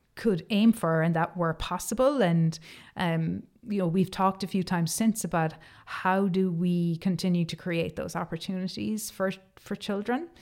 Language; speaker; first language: English; native; English